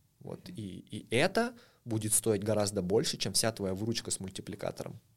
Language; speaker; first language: Russian; native; Russian